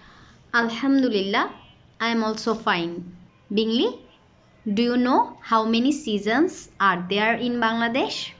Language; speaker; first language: English; non-native, fluent; Bangla